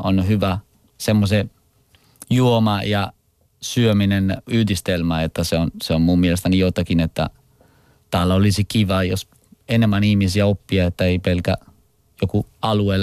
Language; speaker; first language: Finnish; non-native, local second language; Italian